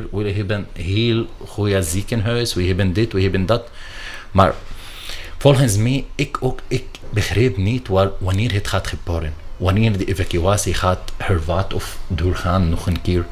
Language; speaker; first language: Dutch; non-native, learner; Arabic